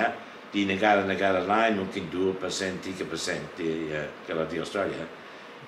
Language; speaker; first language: Indonesian; non-native, fluent; English